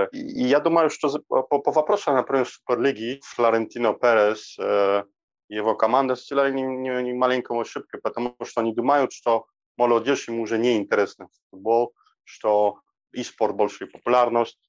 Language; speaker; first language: Russian; non-native, learner; Polish